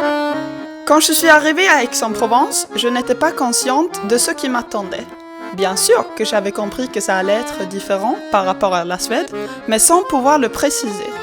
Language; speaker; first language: French; non-native, fluent; Swedish